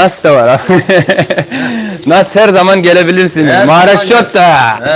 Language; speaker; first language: Turkish; early bilingual, heritage; Turkmen